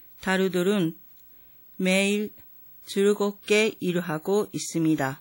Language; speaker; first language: Korean; non-native, fluent; Japanese